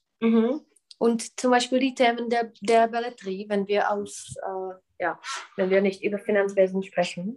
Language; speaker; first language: German; non-native, fluent; Czech